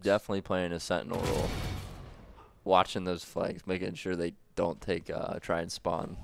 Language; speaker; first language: English; native; English